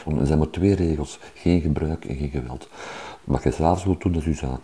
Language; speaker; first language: Dutch; native; Dutch